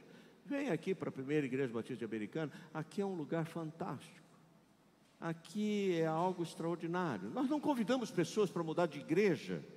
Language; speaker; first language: Portuguese; native; Portuguese